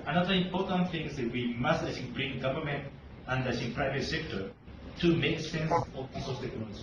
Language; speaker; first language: English; non-native, fluent; Japanese